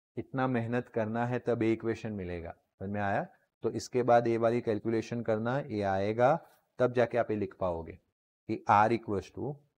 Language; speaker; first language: Hindi; non-native, local second language; Gujarati